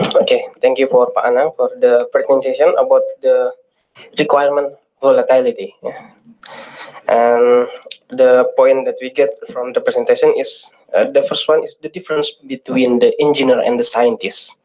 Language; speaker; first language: English; non-native, fluent; Indonesian